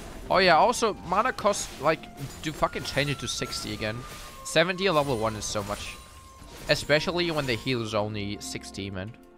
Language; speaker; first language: English; non-native, fluent; German